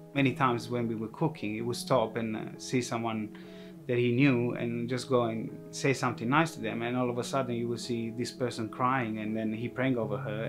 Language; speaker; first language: English; non-native, fluent; Italian